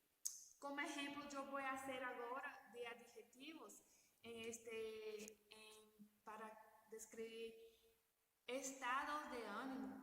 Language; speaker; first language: Spanish; non-native, learner; Portuguese